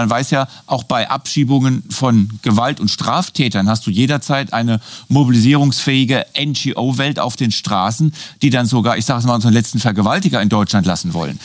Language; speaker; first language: German; native; German